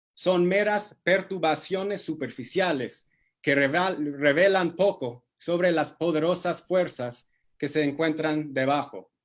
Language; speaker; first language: Spanish; non-native, fluent; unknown